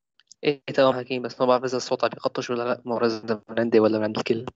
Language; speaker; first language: Arabic; native; Arabic